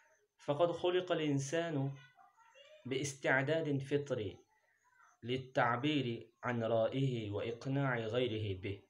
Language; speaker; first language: Arabic; non-native, fluent; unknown